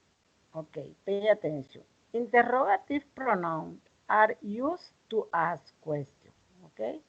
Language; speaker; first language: English; non-native, learner; Spanish